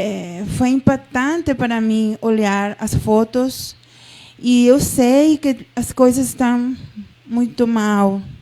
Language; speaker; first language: Portuguese; non-native, fluent; Spanish